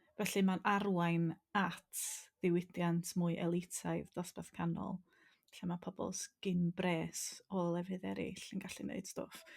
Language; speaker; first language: Welsh; native; Welsh